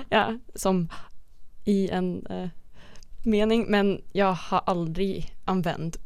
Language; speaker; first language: Swedish; non-native, fluent; Dutch